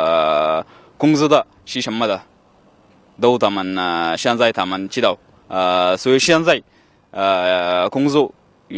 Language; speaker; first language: Chinese; non-native, learner; Arabic